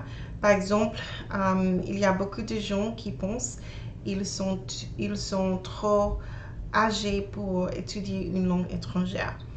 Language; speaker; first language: French; non-native, learner; English